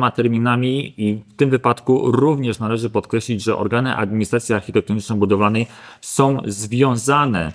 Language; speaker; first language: Polish; native; Polish